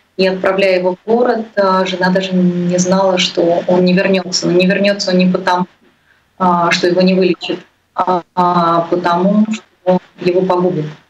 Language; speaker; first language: Russian; native; Russian